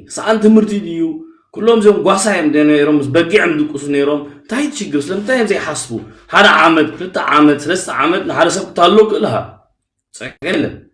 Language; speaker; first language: Tigrinya; early bilingual, heritage; Tigrinya